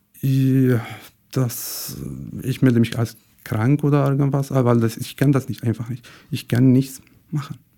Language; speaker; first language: German; non-native, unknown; Arabic